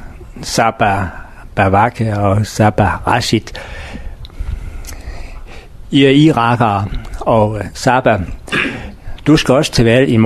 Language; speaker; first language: Danish; non-native, learner; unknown